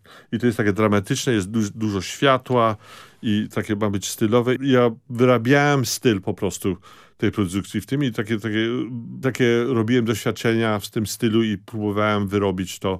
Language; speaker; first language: Polish; early bilingual, heritage; Polish